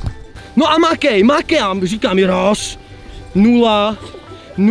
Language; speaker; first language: Czech; native; Czech